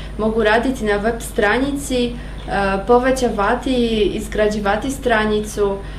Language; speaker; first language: Bosnian; non-native, fluent; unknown